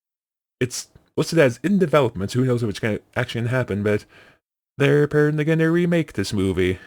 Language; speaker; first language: English; native; English